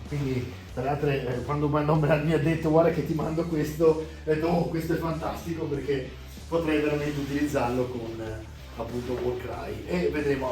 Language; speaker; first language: Italian; native; Italian